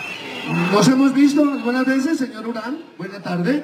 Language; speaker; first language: Spanish; native; Spanish